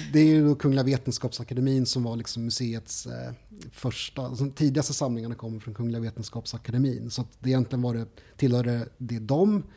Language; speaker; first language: Swedish; native; Swedish